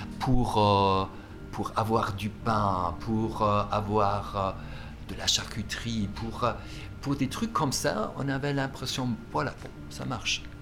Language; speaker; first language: French; non-native, fluent; German